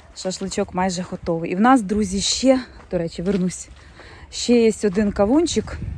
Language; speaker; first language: Ukrainian; non-native, local second language; Russian